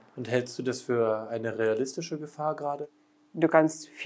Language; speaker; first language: German; native; German